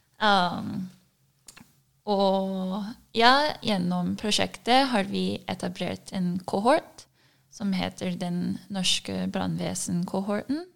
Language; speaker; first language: Norwegian; non-native, fluent; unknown